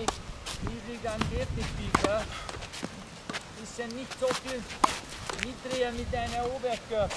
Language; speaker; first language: German; non-native, learner; Hungarian